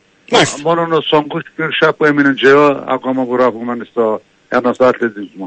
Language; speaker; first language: Greek; non-native, local second language; Turkish